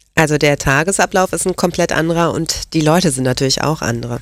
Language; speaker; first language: German; native; German